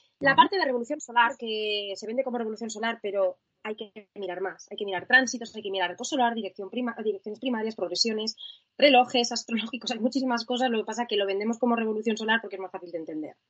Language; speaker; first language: Spanish; native; Spanish